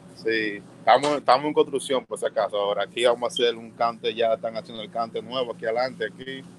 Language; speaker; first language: Spanish; early bilingual, heritage; Spanish